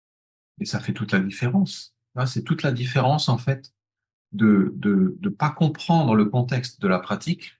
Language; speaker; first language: French; native; French